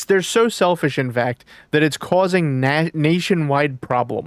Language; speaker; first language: English; native; English